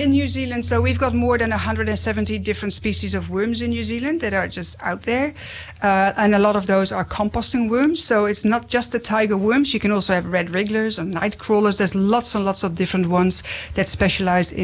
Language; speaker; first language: English; non-native, fluent; Dutch